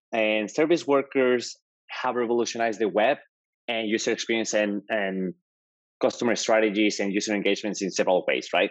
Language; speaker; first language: English; non-native, fluent; Spanish